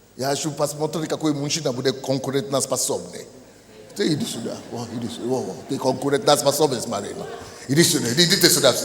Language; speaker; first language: Russian; non-native, fluent; Yoruba